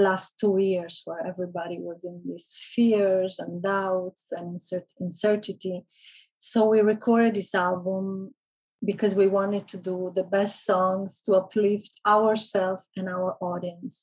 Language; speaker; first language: English; non-native, fluent; Italian